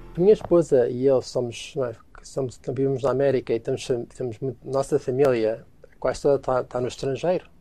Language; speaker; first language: Portuguese; early bilingual, heritage; Portuguese